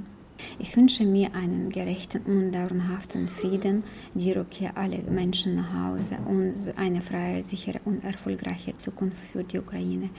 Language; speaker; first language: German; non-native, fluent; Ukrainian